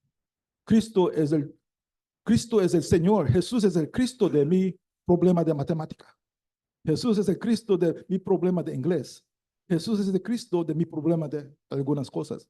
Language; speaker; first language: Spanish; non-native, learner; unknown